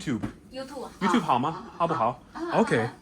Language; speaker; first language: Chinese; non-native, learner; English